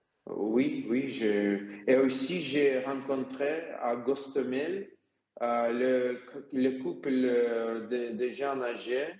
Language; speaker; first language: French; non-native, learner; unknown